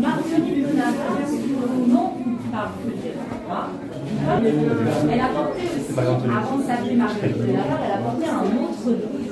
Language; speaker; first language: French; native; French